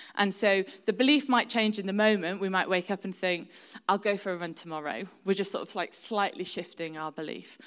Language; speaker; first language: English; native; English